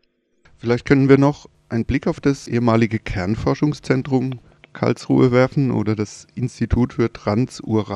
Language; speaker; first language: German; native; German